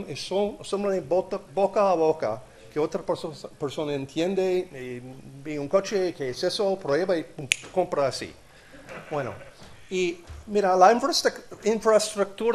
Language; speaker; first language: Spanish; non-native, learner; English